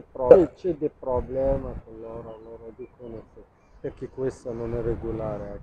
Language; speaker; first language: Italian; non-native, learner; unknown